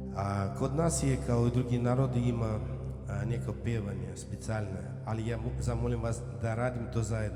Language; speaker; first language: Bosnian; non-native, learner; Russian